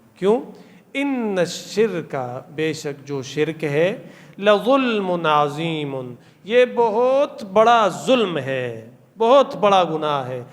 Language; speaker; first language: Urdu; non-native, local second language; Pashto